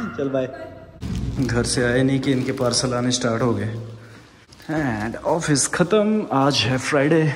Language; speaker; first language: Hindi; native; Hindi